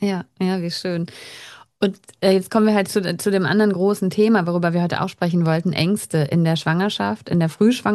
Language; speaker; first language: German; native; German